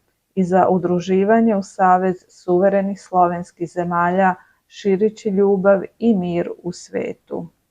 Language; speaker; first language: Serbian; native; Serbian